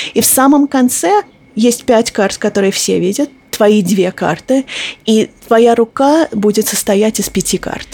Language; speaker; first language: Russian; early bilingual, heritage; Russian